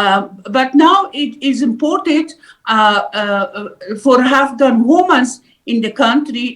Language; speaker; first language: English; non-native, learner; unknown